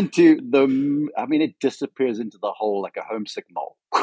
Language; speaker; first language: English; native; English